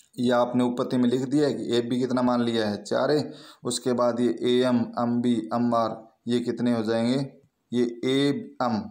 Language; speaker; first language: Hindi; native; Hindi